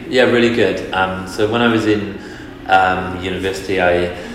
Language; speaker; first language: English; native; English